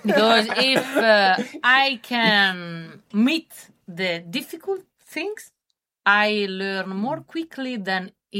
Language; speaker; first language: English; non-native, learner; Italian